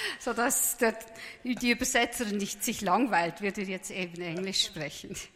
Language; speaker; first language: German; native; German